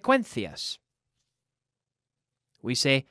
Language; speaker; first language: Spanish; non-native, fluent; English